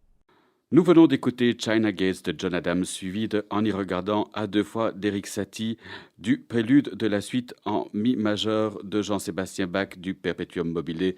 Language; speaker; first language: French; native; French